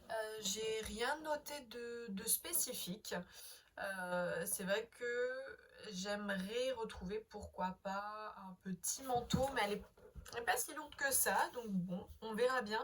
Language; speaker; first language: French; native; French